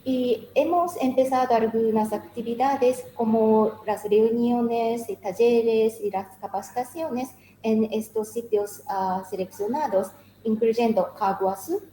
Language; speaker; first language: Spanish; non-native, learner; Japanese